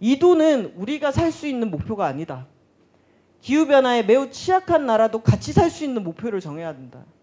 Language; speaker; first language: Korean; native; Korean